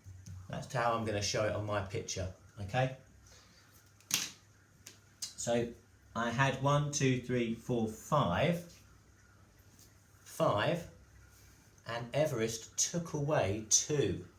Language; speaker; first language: English; native; English